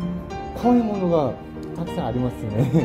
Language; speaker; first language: Japanese; non-native, learner; Korean